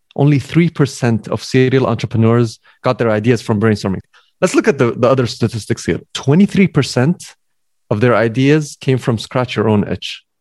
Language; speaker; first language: English; non-native, fluent; Arabic